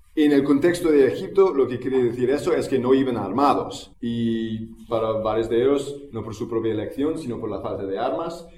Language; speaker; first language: Spanish; non-native, fluent; English